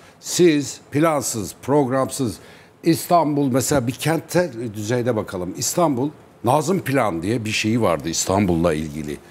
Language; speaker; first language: Turkish; native; Turkish